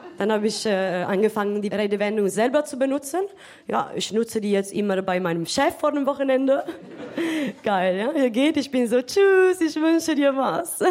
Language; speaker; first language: German; non-native, fluent; Italian